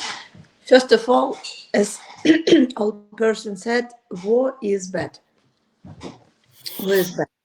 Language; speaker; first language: English; non-native, learner; Ukrainian